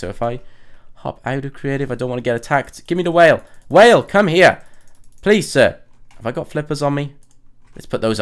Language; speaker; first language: English; native; English